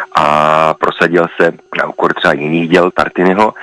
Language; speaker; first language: Czech; native; Czech